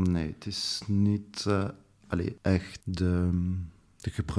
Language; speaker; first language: Dutch; non-native, local second language; French